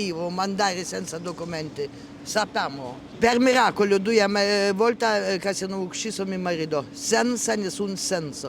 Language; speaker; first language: Italian; non-native, learner; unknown